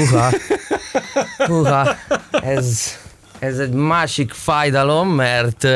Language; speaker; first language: Hungarian; non-native, learner; Italian